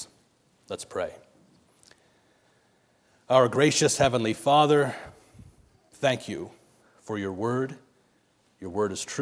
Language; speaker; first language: English; native; English